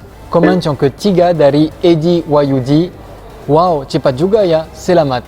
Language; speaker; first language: Indonesian; non-native, fluent; French